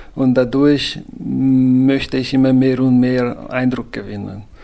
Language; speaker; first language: German; non-native, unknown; Hungarian